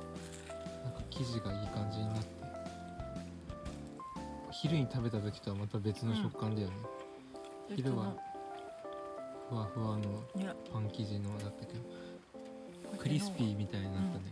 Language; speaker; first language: Japanese; native; Japanese